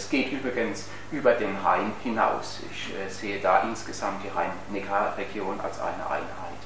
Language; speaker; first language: German; native; German